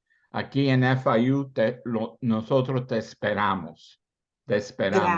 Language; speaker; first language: Spanish; early bilingual, heritage; Spanish